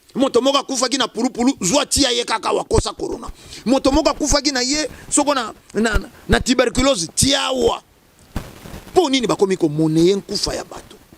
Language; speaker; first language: Lingala; native; Lingala